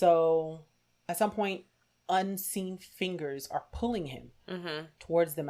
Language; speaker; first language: English; native; English